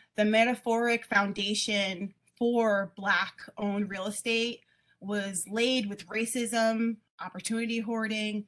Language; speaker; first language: English; native; English